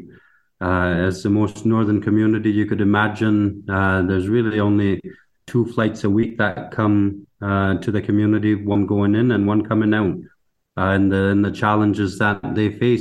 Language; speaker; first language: English; native; English